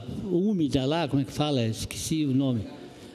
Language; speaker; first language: Portuguese; native; Portuguese